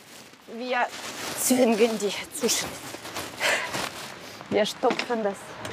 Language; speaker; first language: German; non-native, fluent; Russian